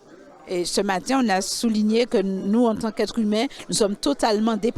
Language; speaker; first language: French; native; French